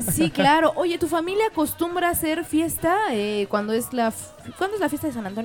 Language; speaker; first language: Spanish; native; Spanish